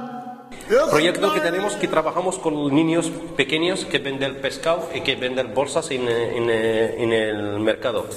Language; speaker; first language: Spanish; non-native, learner; Arabic